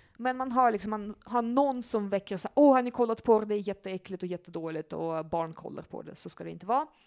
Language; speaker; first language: Swedish; early bilingual, other home language; Russian